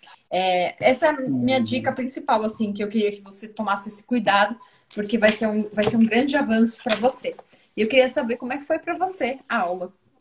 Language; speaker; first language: Portuguese; native; Portuguese